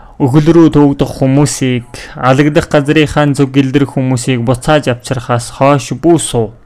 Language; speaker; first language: Mongolian; non-native, fluent; Korean